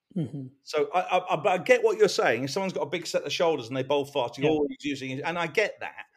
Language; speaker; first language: English; native; English